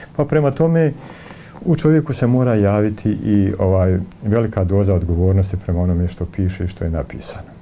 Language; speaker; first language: Bosnian; native; Bosnian